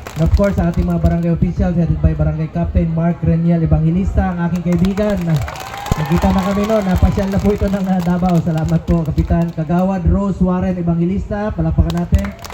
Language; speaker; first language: Filipino; non-native, local second language; Cebuano